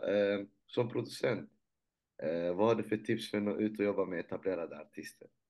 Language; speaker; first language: Swedish; early bilingual, other home language; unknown